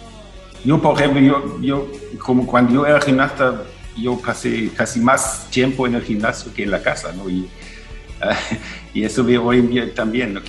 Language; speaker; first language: Spanish; non-native, fluent; German